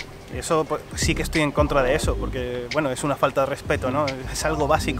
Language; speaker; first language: Spanish; native; Spanish